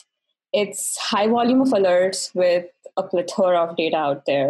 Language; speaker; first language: English; non-native, local second language; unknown